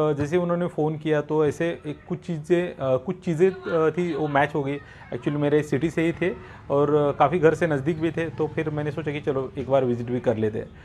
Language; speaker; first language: Hindi; non-native, local second language; Marathi